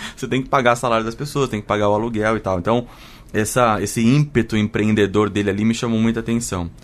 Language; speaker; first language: Portuguese; native; Portuguese